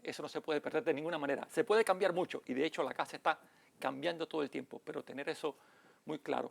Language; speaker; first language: Spanish; native; Spanish